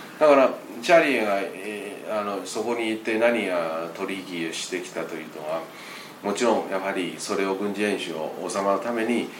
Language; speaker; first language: Japanese; non-native, fluent; Chinese